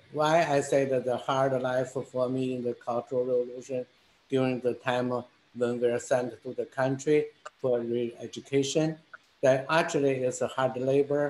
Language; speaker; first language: English; non-native, fluent; Chinese